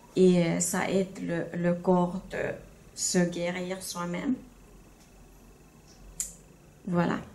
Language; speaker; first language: French; non-native, fluent; Finnish